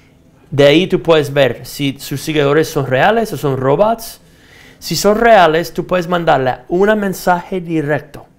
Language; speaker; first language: Spanish; non-native, fluent; English